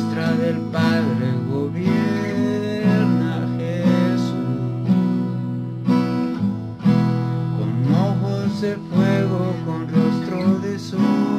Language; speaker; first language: Spanish; native; Spanish